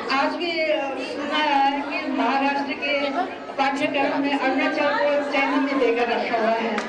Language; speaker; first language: Hindi; non-native, local second language; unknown